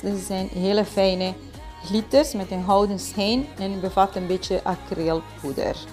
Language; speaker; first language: Dutch; non-native, fluent; Spanish